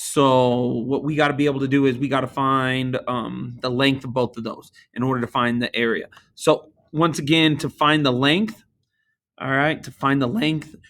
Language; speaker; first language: English; native; English